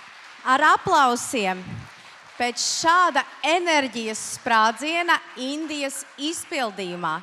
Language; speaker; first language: Latvian; native; Latvian